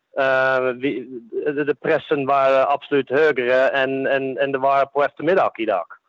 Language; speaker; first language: Swedish; non-native, fluent; Dutch